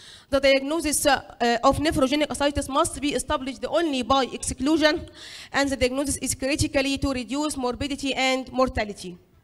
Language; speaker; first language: English; non-native, fluent; Arabic